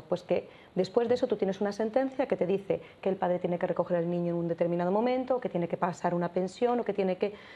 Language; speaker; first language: Spanish; native; Spanish